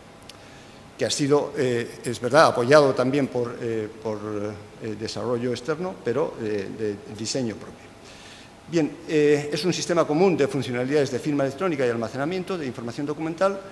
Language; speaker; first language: Spanish; native; Spanish